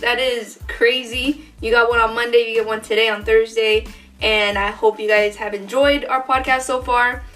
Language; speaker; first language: English; early bilingual, other home language; Spanish